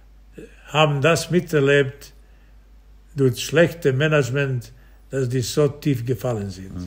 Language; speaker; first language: German; non-native, fluent; Serbian